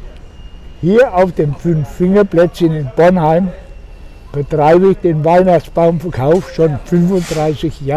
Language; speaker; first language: German; native; German